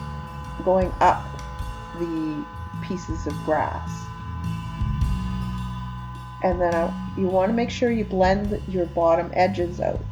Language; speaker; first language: English; native; English